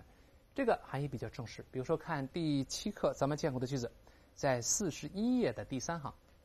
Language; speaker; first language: Chinese; native; Chinese